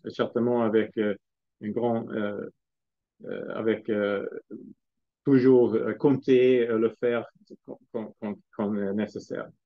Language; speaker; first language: French; non-native, fluent; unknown